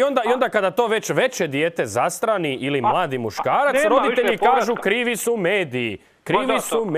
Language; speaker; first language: Serbian; native; Serbian